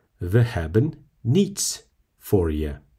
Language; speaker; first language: Dutch; non-native, fluent; Russian